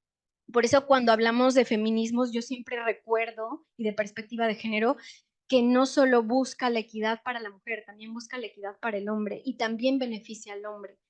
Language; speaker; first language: Spanish; native; Spanish